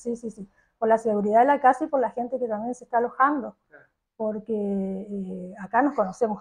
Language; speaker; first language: Spanish; native; Spanish